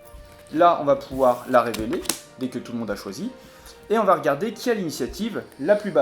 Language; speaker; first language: French; native; French